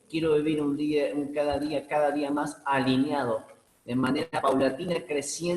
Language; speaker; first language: Spanish; native; Spanish